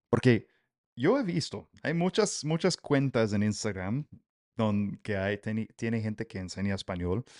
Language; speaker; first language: Spanish; non-native, fluent; English